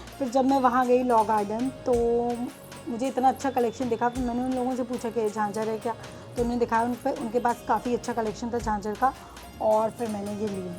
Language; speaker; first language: Hindi; native; Hindi